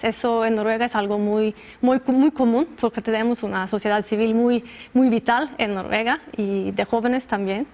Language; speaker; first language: Spanish; non-native, fluent; Norwegian